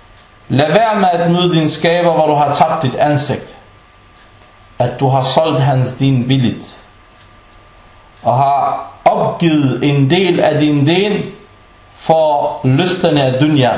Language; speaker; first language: Danish; early bilingual, other home language; Arabic